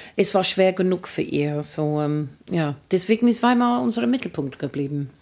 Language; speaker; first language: German; non-native, fluent; English